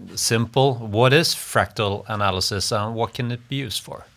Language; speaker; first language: English; non-native, fluent; Swedish